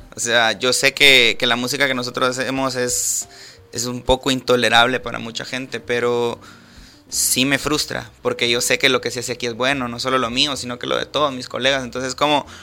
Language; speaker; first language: Spanish; native; Spanish